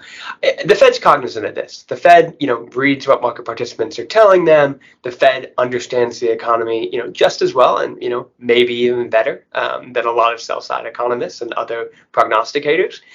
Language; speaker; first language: English; native; English